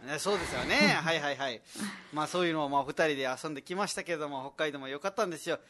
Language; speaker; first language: Japanese; non-native, fluent; Nepali